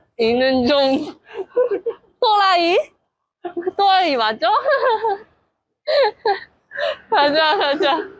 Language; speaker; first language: Korean; non-native, learner; Chinese